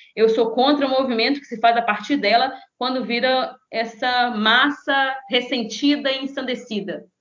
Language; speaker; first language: Portuguese; native; Portuguese